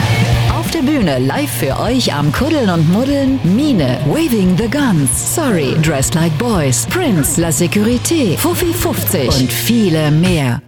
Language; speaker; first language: German; native; German